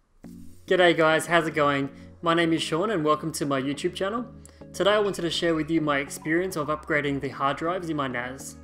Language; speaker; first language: English; native; English